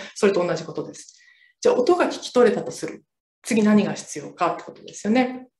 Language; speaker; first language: Japanese; native; Japanese